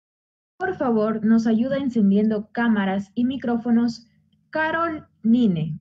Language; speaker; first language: Spanish; native; Spanish